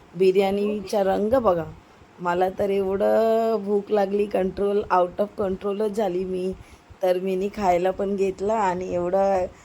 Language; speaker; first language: Marathi; non-native, local second language; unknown